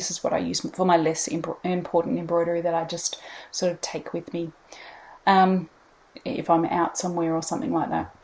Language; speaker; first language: English; native; English